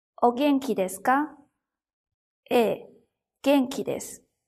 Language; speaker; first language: Japanese; non-native, fluent; Chinese